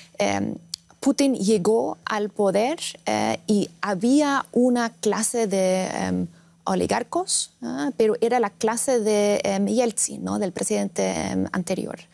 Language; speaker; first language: Spanish; non-native, fluent; Russian